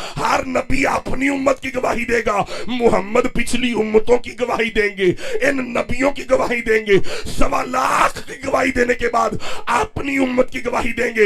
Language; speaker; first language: Urdu; non-native, local second language; Punjabi